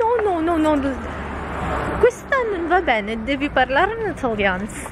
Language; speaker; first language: Italian; non-native, learner; Filipino